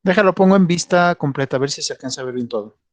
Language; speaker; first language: Spanish; native; Spanish